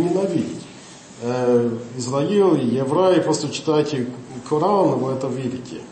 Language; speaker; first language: Russian; non-native, learner; English